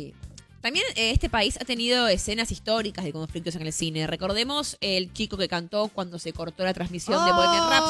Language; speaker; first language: Spanish; native; Spanish